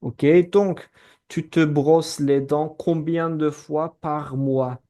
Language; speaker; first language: French; non-native, fluent; Azerbaijani